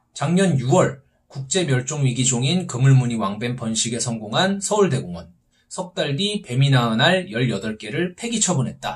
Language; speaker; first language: Korean; native; Korean